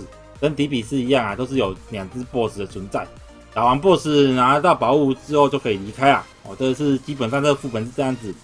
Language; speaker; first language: Chinese; native; Chinese